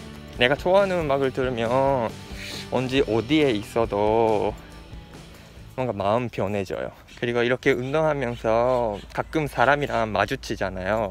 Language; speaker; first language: Korean; non-native, fluent; Japanese